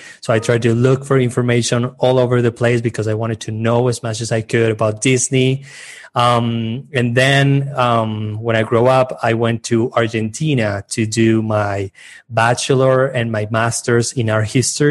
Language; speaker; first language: English; non-native, fluent; Spanish